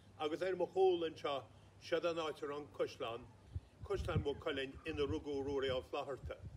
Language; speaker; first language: Irish; native; Irish